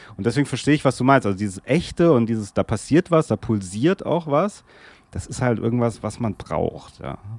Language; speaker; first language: German; native; German